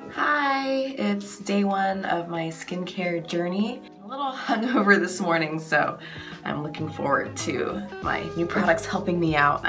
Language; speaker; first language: English; native; English